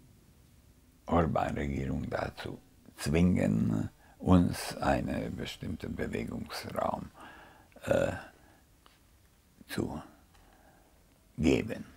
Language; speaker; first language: German; non-native, fluent; Hungarian